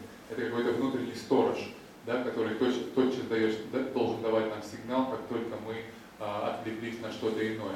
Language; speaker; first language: Russian; native; Russian